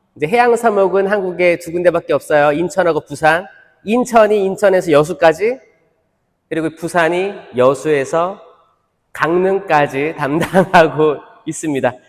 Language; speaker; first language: Korean; native; Korean